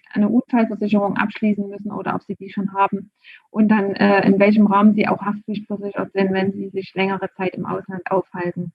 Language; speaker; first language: German; native; German